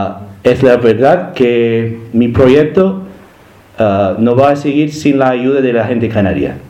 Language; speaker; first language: Spanish; non-native, learner; English